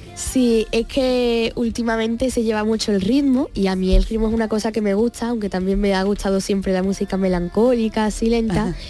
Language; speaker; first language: Spanish; native; Spanish